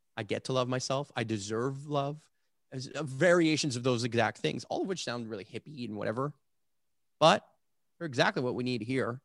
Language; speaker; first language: English; native; English